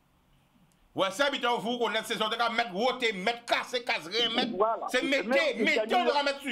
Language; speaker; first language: French; non-native, local second language; Guadeloupean Creole French